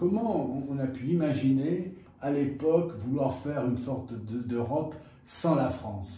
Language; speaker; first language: French; native; French